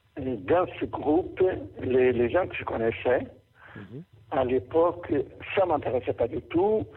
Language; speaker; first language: French; non-native, fluent; Portuguese